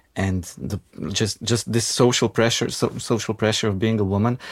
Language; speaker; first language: English; non-native, fluent; Macedonian